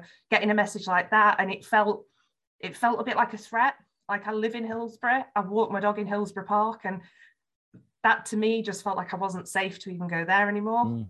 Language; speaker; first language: English; native; English